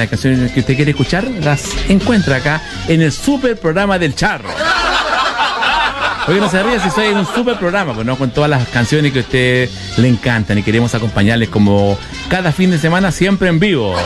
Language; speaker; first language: Spanish; native; Spanish